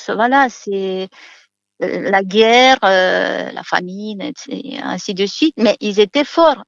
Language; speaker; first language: French; non-native, fluent; Romanian